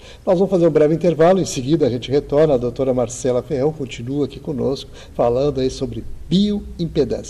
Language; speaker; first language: Portuguese; native; Portuguese